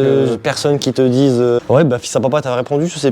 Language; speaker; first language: French; native; French